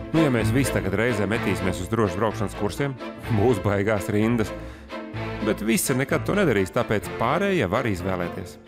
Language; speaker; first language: Latvian; native; Latvian